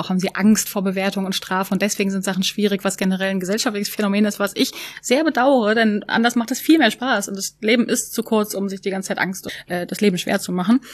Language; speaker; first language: German; native; German